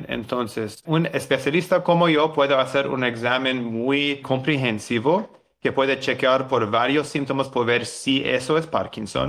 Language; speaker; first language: Spanish; non-native, fluent; English